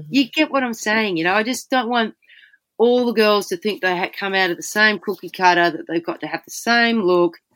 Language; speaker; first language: English; native; English